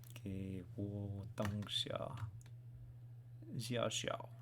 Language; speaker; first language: Chinese; non-native, learner; English